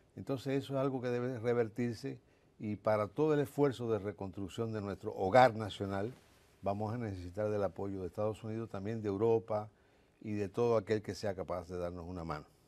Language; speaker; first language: Spanish; native; Spanish